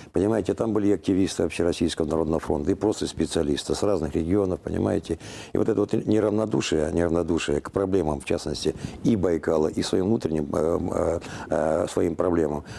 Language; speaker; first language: Russian; native; Russian